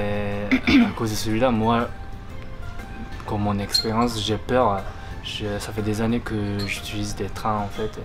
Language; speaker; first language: French; non-native, fluent; Japanese